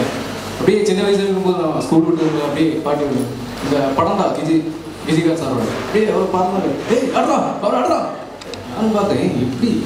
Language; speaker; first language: Tamil; non-native, local second language; Malayalam